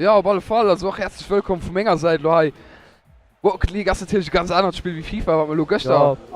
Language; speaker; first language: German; non-native, local second language; Luxembourgish